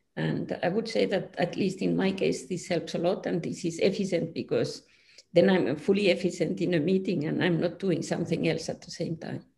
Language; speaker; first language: English; non-native, fluent; Finnish